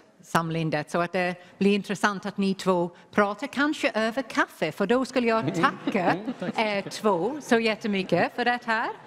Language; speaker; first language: Swedish; non-native, fluent; English